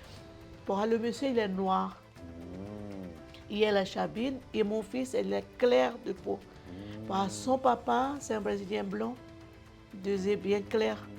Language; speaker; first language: French; non-native, learner; Portuguese